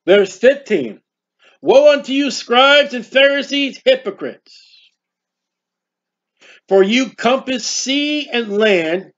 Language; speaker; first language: English; native; English